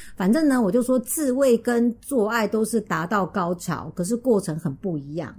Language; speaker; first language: Chinese; native; Chinese